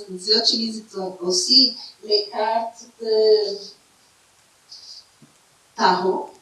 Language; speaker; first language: French; non-native, fluent; Portuguese